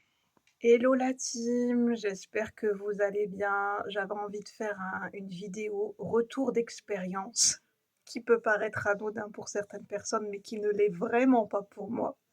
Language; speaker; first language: French; native; French